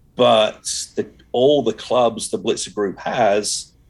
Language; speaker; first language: English; native; English